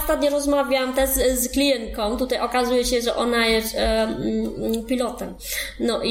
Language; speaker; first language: Polish; non-native, fluent; Vietnamese